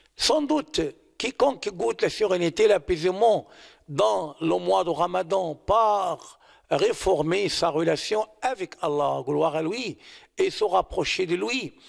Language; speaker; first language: French; non-native, fluent; Arabic